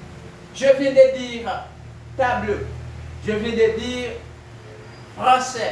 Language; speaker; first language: French; non-native, fluent; Spanish